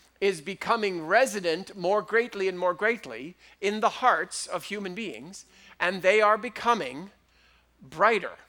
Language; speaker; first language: English; native; English